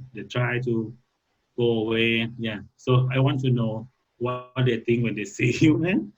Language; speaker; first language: English; non-native, learner; Thai